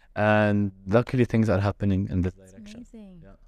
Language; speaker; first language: English; non-native, fluent; Arabic